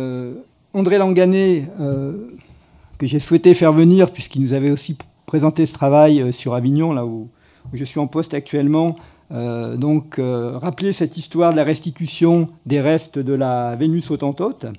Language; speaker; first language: French; native; French